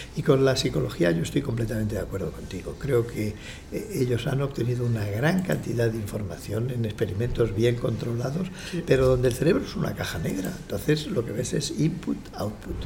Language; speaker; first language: Spanish; native; Spanish